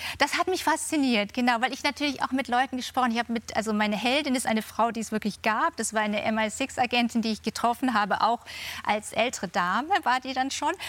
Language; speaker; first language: German; native; German